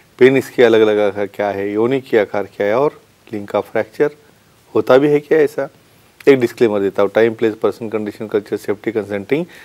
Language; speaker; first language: Hindi; non-native, local second language; Marathi